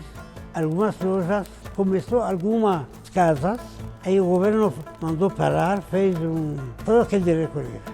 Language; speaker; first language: Portuguese; non-native, fluent; Arabic